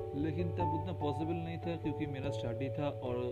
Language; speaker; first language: Hindi; non-native, local second language; Bangla